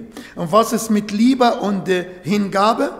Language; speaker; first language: German; non-native, learner; Arabic